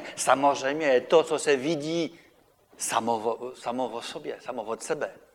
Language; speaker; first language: Czech; non-native, fluent; French